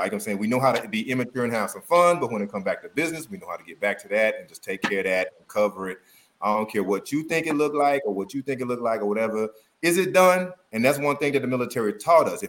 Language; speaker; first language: English; native; English